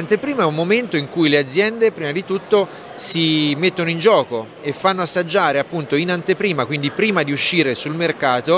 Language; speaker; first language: Italian; native; Italian